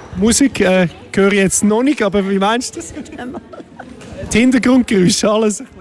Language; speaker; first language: German; native; German